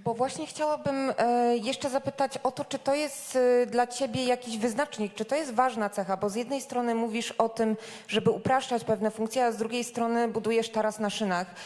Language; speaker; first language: Polish; native; Polish